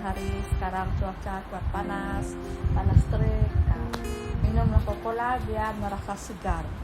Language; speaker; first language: Malay; native; Malay